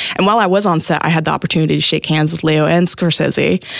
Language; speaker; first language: English; native; English